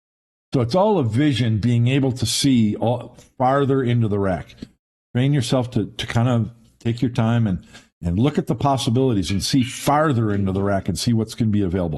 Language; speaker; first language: English; native; English